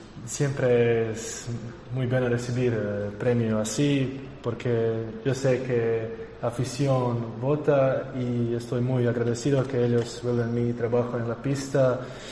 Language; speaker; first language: Spanish; non-native, fluent; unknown